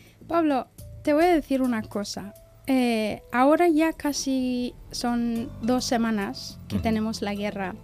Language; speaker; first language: Spanish; non-native, fluent; Persian